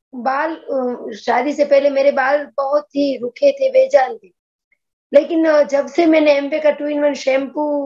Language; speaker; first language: Hindi; non-native, local second language; Gujarati